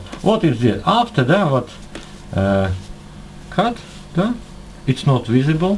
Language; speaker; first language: English; non-native, learner; Russian